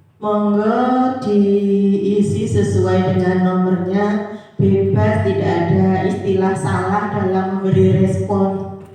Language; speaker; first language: Indonesian; non-native, local second language; Javanese